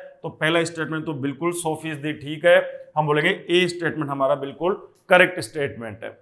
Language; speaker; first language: Hindi; native; Hindi